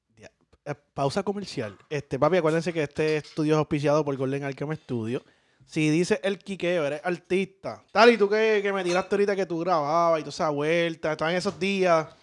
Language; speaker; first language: Spanish; native; Spanish